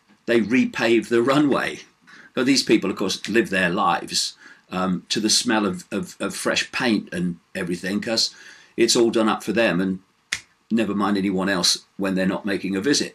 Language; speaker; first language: English; native; English